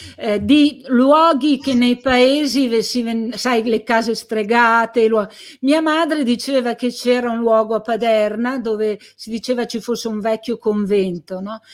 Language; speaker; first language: Italian; native; Italian